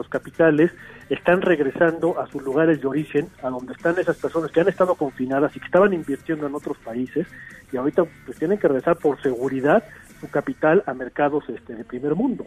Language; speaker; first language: Spanish; native; Spanish